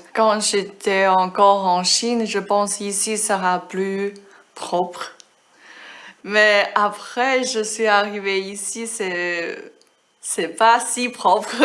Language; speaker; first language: French; non-native, fluent; Chinese